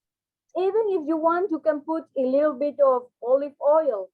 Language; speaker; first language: English; non-native, fluent; Spanish